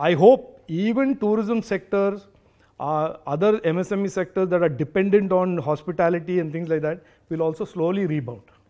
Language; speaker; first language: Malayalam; early bilingual, heritage; Malayalam